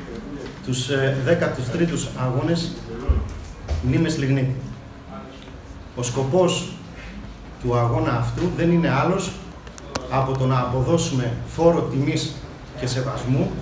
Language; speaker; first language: Greek; native; Greek